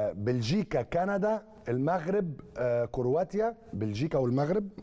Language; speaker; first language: Arabic; native; Arabic